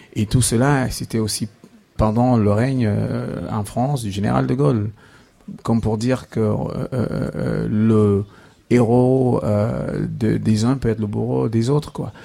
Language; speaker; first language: French; non-native, local second language; Basaa